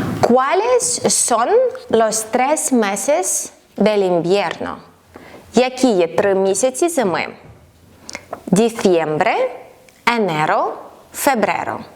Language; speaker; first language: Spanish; non-native, fluent; Ukrainian